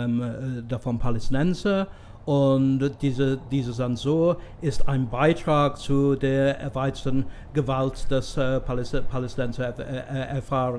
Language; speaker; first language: German; non-native, fluent; English